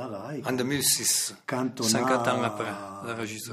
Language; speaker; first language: French; non-native, fluent; Italian